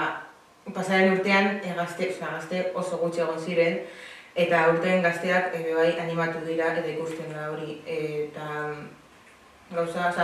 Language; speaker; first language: Basque; non-native, local second language; Spanish